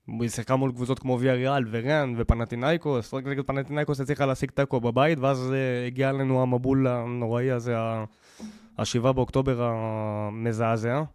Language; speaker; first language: Hebrew; native; Hebrew